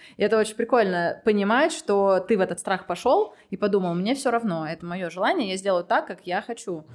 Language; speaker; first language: Russian; native; Russian